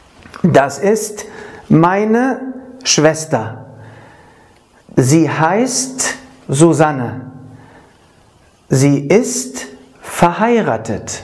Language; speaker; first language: German; non-native, fluent; Arabic